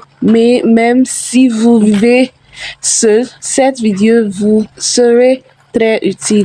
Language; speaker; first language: French; non-native, learner; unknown